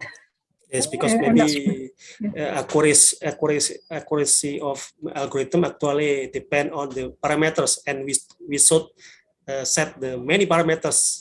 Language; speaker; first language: English; non-native, learner; Indonesian